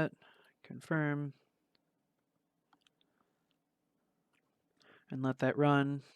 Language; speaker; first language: English; native; English